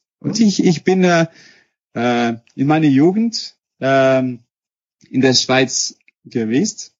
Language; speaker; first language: German; non-native, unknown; Dutch